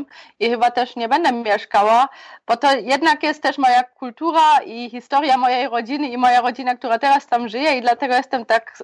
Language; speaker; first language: Polish; early bilingual, other home language; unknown